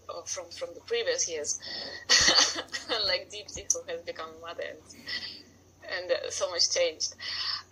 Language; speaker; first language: English; non-native, fluent; Russian